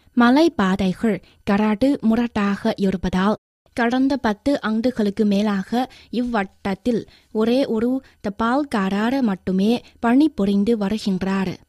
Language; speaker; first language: Tamil; non-native, fluent; Chinese